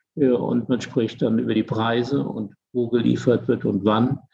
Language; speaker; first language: German; native; German